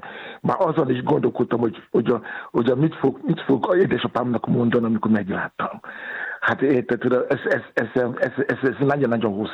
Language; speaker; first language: Hungarian; non-native, learner; Yoruba